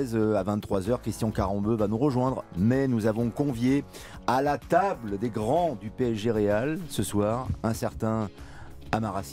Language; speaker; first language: French; native; French